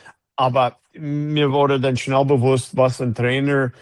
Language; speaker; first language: German; non-native, fluent; English